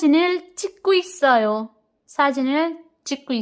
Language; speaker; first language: Korean; non-native, fluent; Filipino